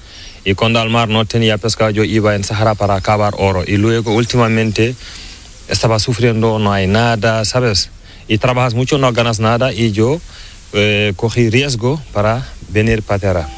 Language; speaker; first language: Spanish; non-native, learner; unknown